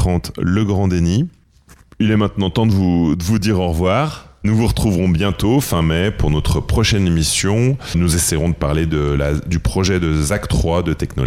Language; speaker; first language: French; native; French